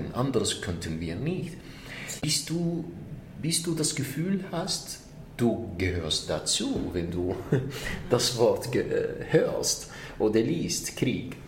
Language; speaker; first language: German; non-native, fluent; Arabic